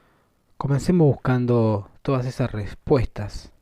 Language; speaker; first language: Spanish; native; Spanish